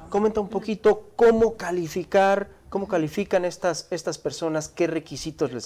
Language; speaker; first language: Spanish; native; Spanish